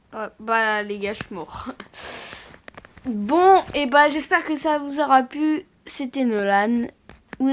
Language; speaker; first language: French; native; French